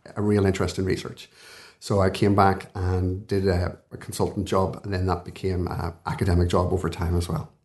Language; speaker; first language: English; native; English